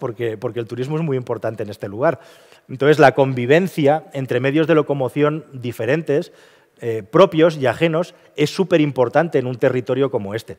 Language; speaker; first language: Spanish; native; Spanish